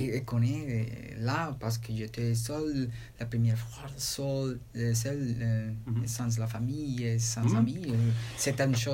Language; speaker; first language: French; non-native, learner; Spanish